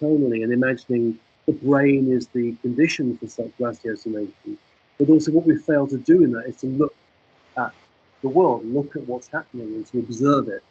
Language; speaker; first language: English; native; English